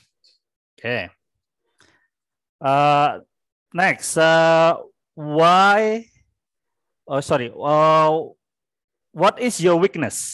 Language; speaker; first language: English; non-native, fluent; Indonesian